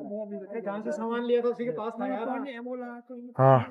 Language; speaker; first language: Hindi; non-native, local second language; Mizo